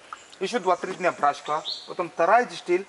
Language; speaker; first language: Russian; non-native, learner; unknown